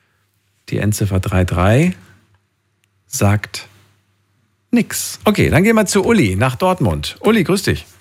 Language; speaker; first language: German; native; German